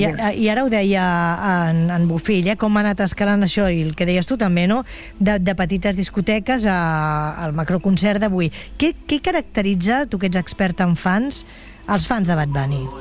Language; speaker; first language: Catalan; native; Catalan